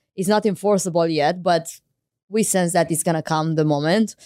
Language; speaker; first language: English; non-native, fluent; Romanian